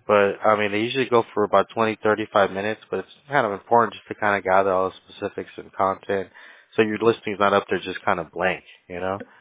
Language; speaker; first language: English; early bilingual, other home language; Spanish